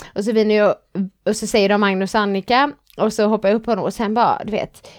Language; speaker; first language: Swedish; native; Swedish